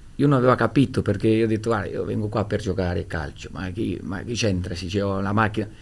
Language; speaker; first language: Italian; non-native, fluent; Portuguese